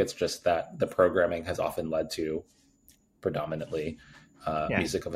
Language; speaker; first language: English; native; English